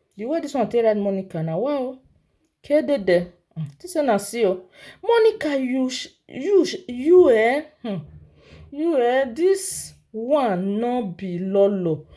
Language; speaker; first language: Nigerian Pidgin; non-native, local second language; Yoruba